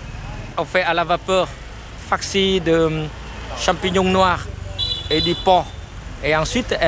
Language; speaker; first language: French; non-native, fluent; Vietnamese